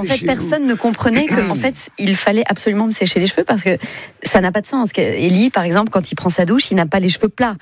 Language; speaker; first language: French; native; French